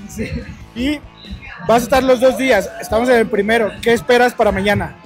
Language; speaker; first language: Spanish; native; Spanish